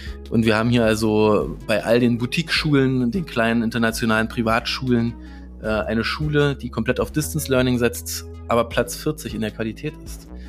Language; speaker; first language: German; native; German